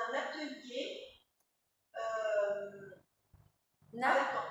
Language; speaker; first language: French; native; French